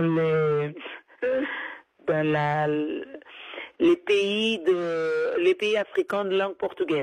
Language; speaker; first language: French; non-native, fluent; Portuguese